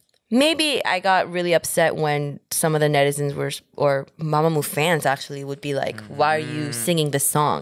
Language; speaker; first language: English; early bilingual, other home language; Korean